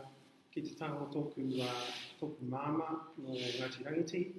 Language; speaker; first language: Māori; non-native, learner; English